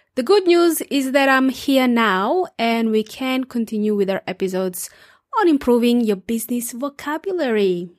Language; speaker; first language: English; non-native, fluent; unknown